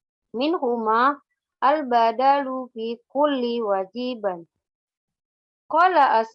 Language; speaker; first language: Arabic; non-native, learner; Indonesian